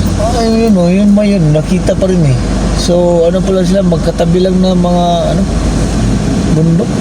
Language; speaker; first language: Filipino; non-native, local second language; Cebuano